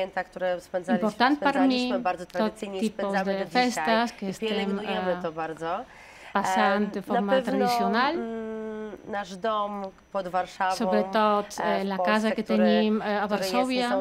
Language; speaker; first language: Catalan; non-native, learner; Polish